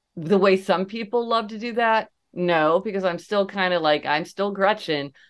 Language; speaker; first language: English; native; English